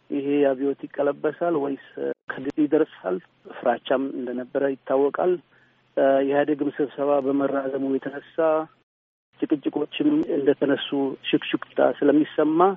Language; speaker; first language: Amharic; non-native, local second language; Oromo